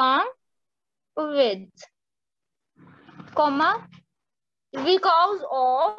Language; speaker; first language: English; non-native, local second language; Hindi